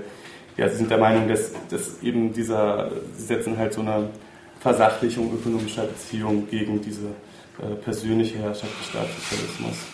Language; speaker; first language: German; native; German